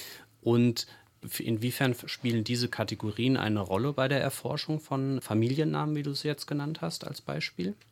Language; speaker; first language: German; native; German